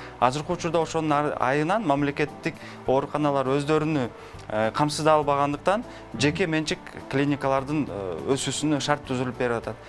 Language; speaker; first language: Kyrgyz; native; Kyrgyz